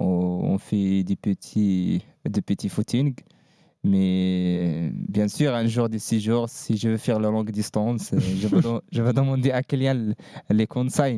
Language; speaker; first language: French; non-native, learner; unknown